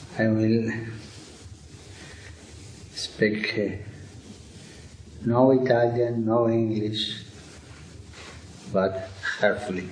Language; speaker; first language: English; non-native, learner; Spanish